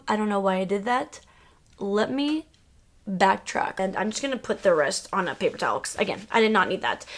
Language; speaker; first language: English; early bilingual, other home language; Spanish